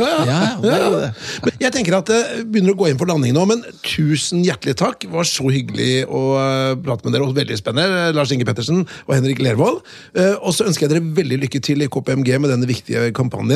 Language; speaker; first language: Norwegian; native; Norwegian